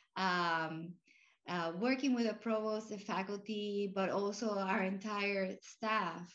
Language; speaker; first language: English; non-native, fluent; Spanish